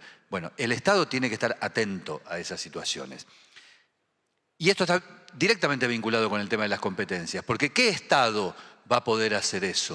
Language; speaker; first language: Spanish; native; Spanish